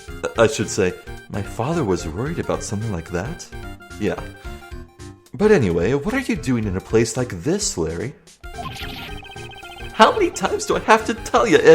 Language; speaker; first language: English; native; English